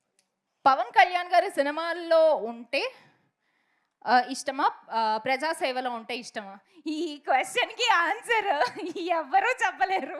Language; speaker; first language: Telugu; native; Telugu